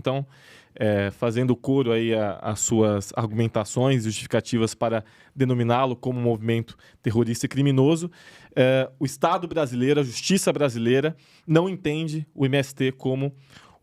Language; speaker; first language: Portuguese; native; Portuguese